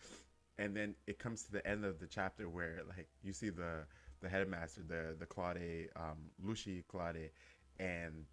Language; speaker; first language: English; native; English